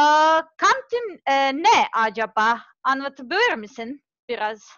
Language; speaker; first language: Turkish; non-native, learner; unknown